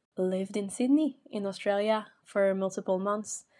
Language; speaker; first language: English; non-native, fluent; French